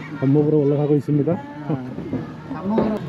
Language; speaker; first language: Korean; non-native, learner; Nepali